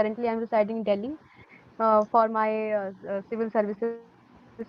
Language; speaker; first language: English; non-native, learner; Hindi